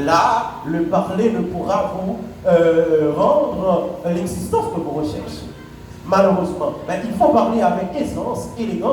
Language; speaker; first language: French; non-native, local second language; Haitian Creole